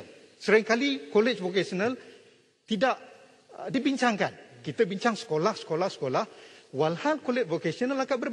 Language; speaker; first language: Malay; native; Malay